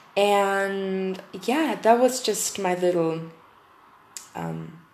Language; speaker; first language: English; non-native, fluent; German